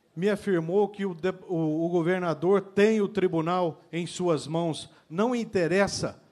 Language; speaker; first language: Portuguese; native; Portuguese